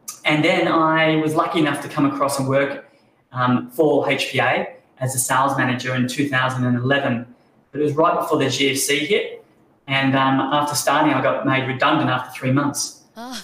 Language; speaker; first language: English; native; English